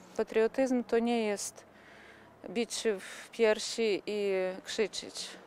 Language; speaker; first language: Polish; early bilingual, heritage; Polish